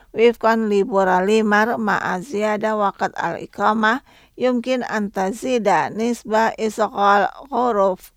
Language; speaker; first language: Arabic; non-native, fluent; Indonesian